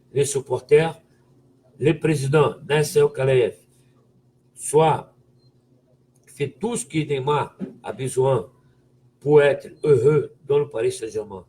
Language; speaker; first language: French; non-native, fluent; Portuguese